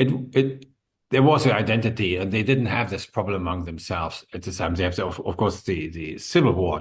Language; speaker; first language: English; non-native, fluent; German